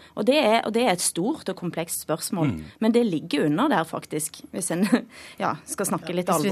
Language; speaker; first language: Norwegian; native; Norwegian